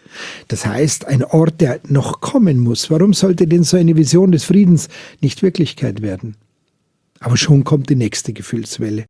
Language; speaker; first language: German; native; German